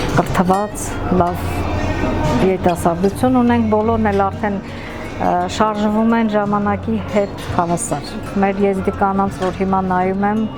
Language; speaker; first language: Armenian; non-native, local second language; Kurdish